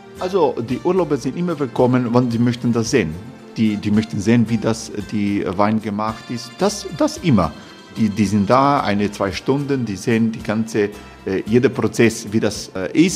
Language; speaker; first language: German; non-native, fluent; Croatian